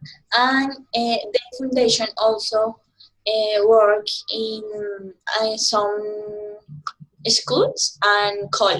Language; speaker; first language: English; non-native, learner; Spanish